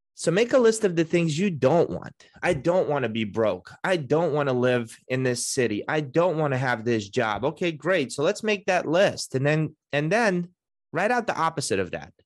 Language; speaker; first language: English; early bilingual, other home language; Russian